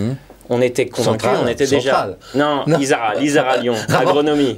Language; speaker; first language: French; native; French